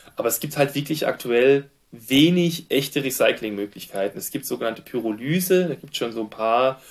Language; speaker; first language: German; native; German